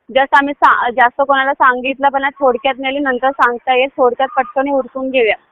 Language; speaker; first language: Marathi; native; Marathi